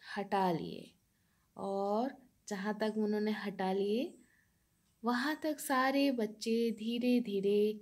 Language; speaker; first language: Hindi; non-native, local second language; Bangla